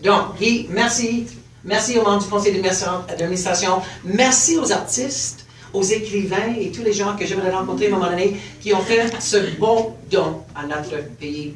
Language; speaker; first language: French; early bilingual, heritage; French